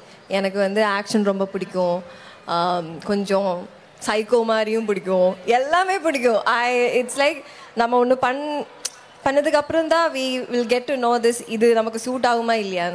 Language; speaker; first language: Tamil; non-native, local second language; Malayalam